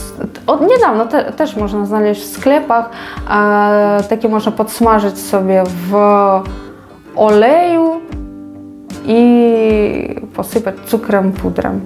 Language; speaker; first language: Polish; non-native, fluent; Ukrainian